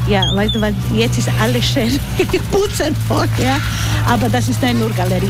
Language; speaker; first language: German; non-native, learner; Croatian